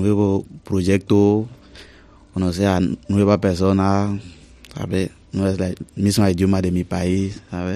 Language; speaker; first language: Spanish; non-native, learner; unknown